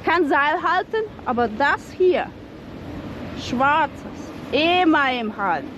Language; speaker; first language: German; non-native, learner; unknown